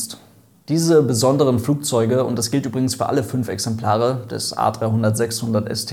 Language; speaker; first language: German; native; German